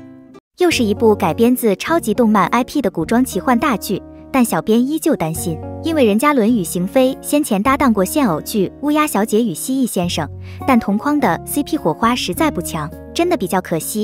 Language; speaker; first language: Chinese; native; Chinese